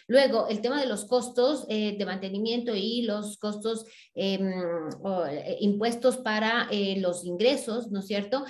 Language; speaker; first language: Spanish; native; Spanish